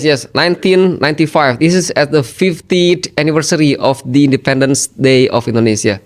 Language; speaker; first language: English; non-native, fluent; Indonesian